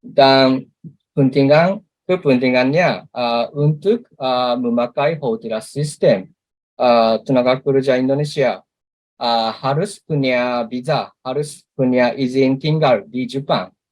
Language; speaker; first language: Indonesian; non-native, learner; Japanese